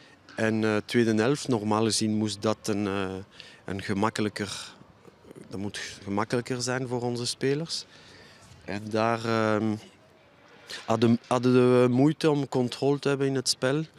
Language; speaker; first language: Dutch; non-native, local second language; French